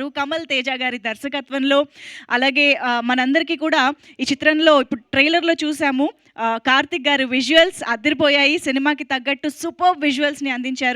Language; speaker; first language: Telugu; native; Telugu